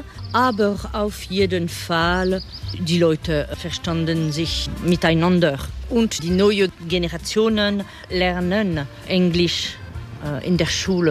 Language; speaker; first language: German; non-native, fluent; French